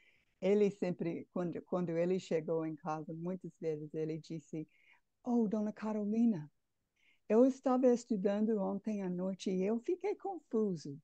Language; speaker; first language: Portuguese; non-native, fluent; English